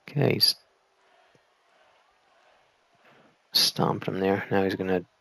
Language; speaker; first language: English; native; English